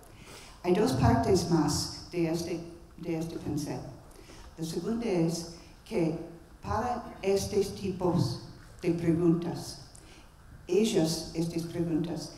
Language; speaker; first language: Spanish; non-native, learner; English